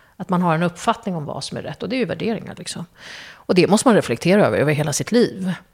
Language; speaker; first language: Swedish; early bilingual, other home language; Kurdish